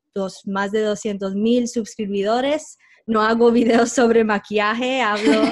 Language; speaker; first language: Spanish; early bilingual, heritage; Spanish